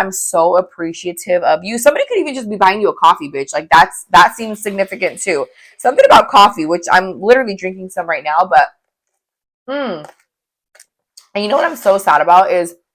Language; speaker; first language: English; native; English